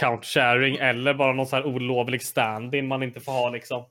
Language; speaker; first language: Swedish; native; Swedish